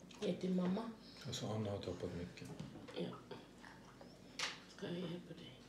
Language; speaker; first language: Swedish; non-native, fluent; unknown